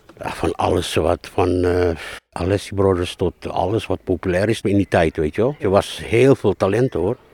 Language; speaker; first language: Dutch; early bilingual, other home language; Malay